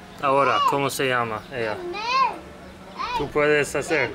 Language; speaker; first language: Spanish; non-native, learner; English